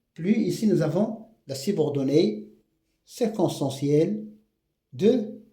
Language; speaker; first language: French; non-native, local second language; Arabic